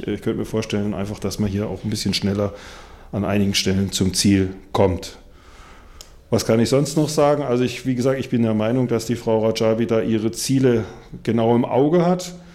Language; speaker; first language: German; native; German